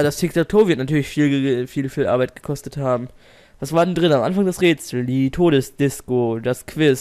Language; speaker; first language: German; native; German